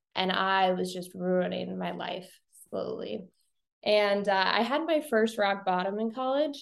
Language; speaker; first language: English; native; English